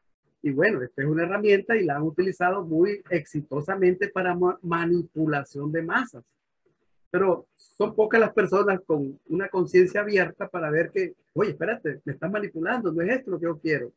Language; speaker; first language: Spanish; native; Spanish